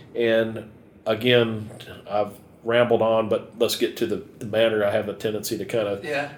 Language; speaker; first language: English; native; English